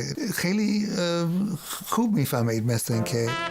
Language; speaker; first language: Persian; non-native, fluent; English